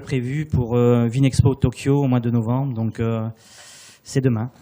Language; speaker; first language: French; native; French